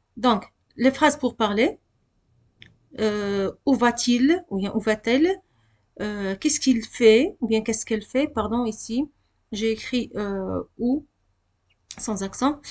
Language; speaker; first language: French; non-native, local second language; Arabic